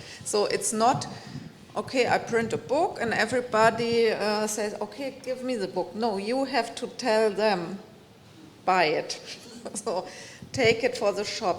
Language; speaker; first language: English; non-native, fluent; German